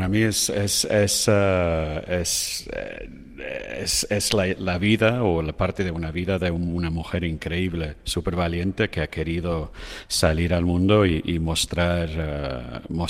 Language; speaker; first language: Spanish; non-native, fluent; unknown